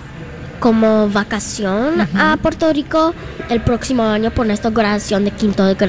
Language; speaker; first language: Spanish; non-native, learner; English